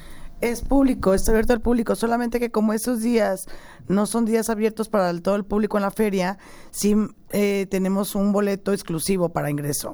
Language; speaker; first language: Spanish; native; Spanish